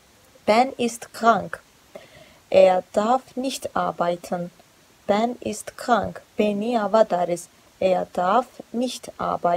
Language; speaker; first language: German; non-native, fluent; Georgian